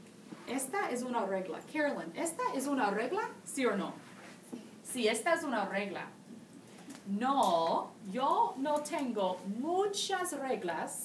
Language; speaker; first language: Spanish; non-native, learner; English